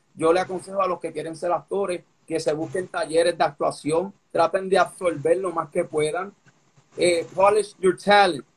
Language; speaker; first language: Spanish; native; Spanish